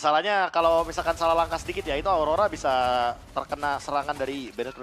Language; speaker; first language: Indonesian; native; Indonesian